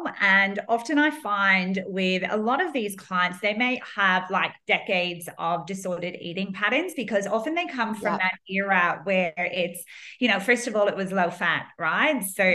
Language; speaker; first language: English; native; English